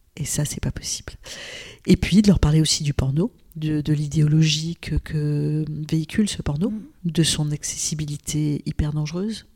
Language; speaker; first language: French; non-native, local second language; Arabic